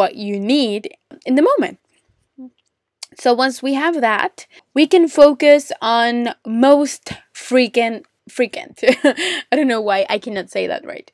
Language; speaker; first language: English; non-native, fluent; Spanish